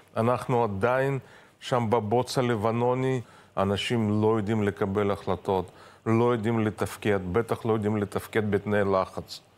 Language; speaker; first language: Hebrew; non-native, fluent; Russian